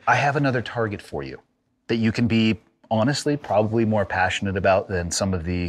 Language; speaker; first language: English; native; English